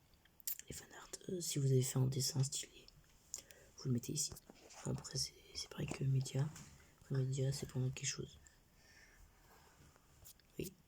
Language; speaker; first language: French; native; French